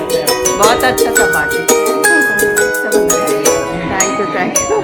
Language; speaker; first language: Hindi; non-native, local second language; Telugu